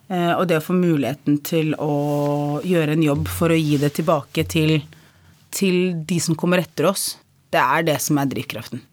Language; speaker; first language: Norwegian; early bilingual, other home language; Arabic